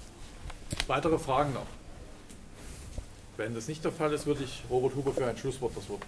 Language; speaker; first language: German; native; German